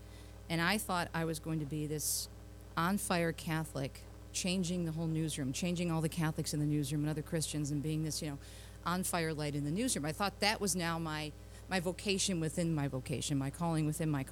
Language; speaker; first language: English; native; English